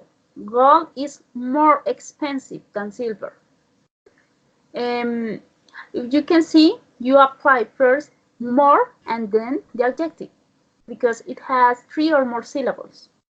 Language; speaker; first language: English; non-native, learner; Spanish